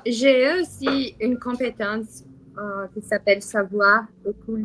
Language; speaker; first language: French; non-native, learner; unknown